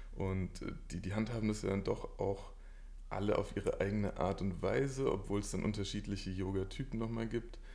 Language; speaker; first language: German; native; German